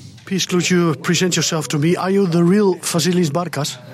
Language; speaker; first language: English; non-native, fluent; Dutch